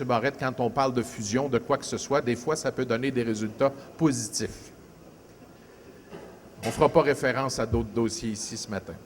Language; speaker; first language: French; native; French